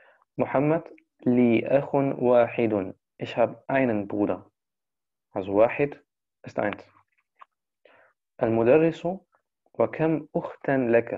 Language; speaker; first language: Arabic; non-native, fluent; German